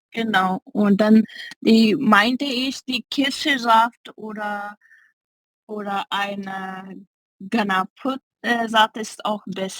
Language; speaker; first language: German; non-native, learner; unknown